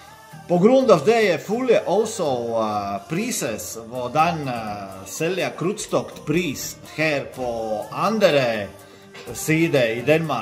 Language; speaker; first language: Danish; non-native, learner; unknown